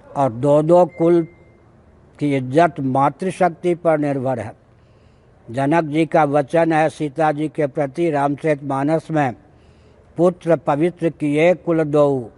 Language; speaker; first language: Hindi; non-native, local second language; Maithili